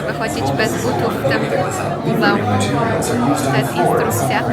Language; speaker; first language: Polish; non-native, learner; Persian